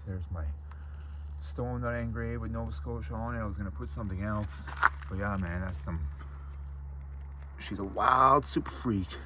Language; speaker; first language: English; native; English